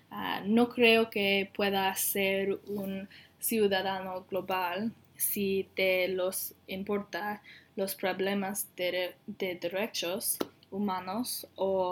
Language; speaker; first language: Spanish; non-native, learner; English